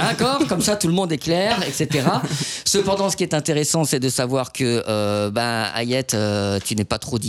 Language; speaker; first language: French; native; French